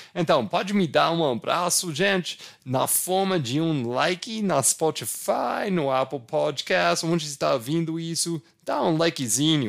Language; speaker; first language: Portuguese; non-native, fluent; English